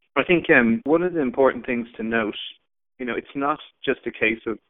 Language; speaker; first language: English; native; English